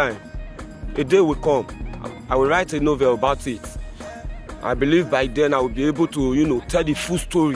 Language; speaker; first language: English; non-native, local second language; Bini